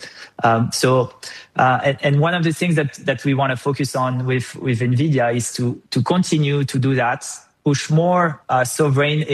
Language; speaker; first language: English; non-native, fluent; French